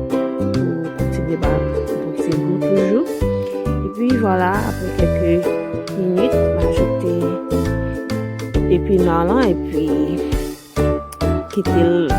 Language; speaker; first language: French; non-native, learner; Haitian Creole